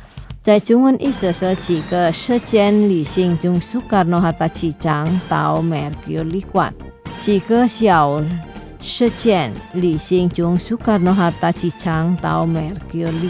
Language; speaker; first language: Chinese; non-native, fluent; Indonesian